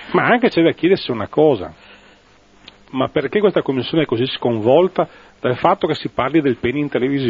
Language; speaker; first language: Italian; native; Italian